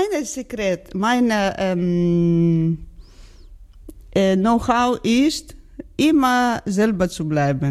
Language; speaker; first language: German; non-native, learner; Georgian